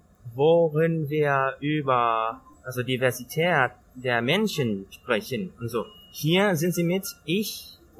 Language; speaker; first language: German; non-native, learner; Thai